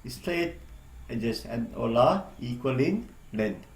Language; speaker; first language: English; non-native, local second language; Sinhala